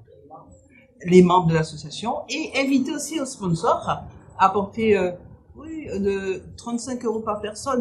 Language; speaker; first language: French; native; French